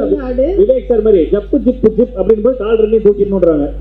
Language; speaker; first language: Tamil; native; Tamil